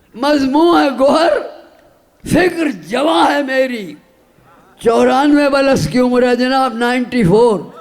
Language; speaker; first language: Urdu; native; Urdu